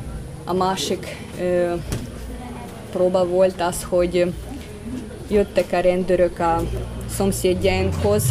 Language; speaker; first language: Hungarian; non-native, fluent; Russian